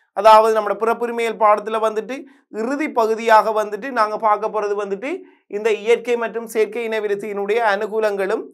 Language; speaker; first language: Tamil; native; Tamil